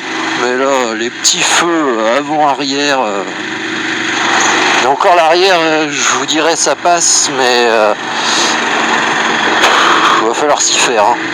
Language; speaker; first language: French; native; French